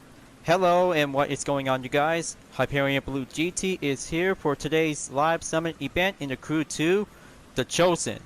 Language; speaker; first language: English; non-native, fluent; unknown